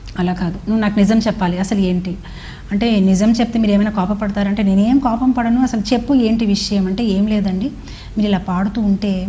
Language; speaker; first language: Telugu; non-native, fluent; Hindi